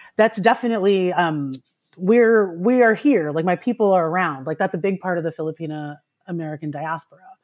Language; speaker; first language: English; early bilingual, other home language; Filipino